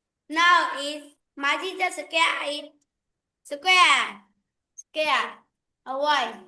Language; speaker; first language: English; non-native, learner; Vietnamese